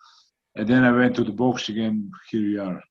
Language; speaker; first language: English; non-native, fluent; Croatian